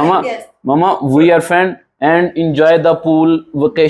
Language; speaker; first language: English; non-native, learner; Punjabi